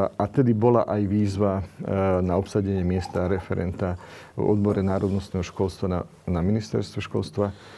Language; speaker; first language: Slovak; non-native, local second language; Romany